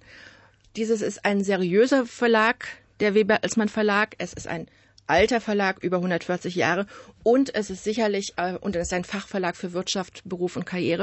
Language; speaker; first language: German; native; German